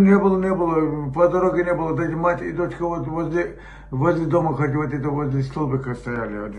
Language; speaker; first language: Russian; non-native, local second language; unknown